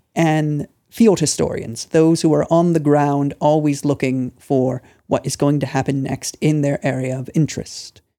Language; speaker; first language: English; native; English